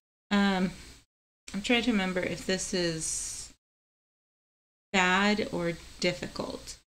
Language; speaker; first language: English; non-native, fluent; Spanish